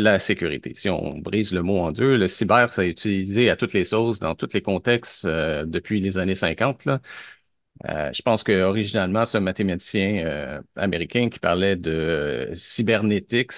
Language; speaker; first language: French; native; French